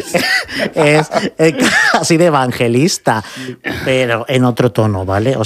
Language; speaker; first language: Spanish; native; Spanish